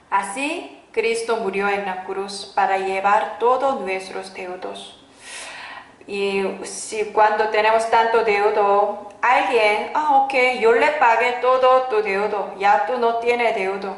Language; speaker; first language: Spanish; non-native, fluent; Korean